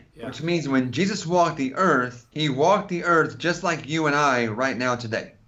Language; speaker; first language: English; native; English